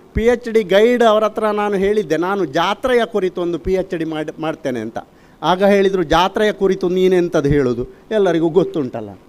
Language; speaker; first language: Kannada; non-native, local second language; Tulu